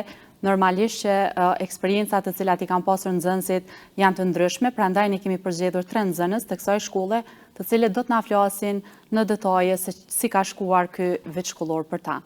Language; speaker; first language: Albanian; native; Albanian